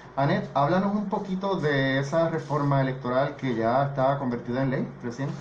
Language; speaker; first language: Spanish; native; Spanish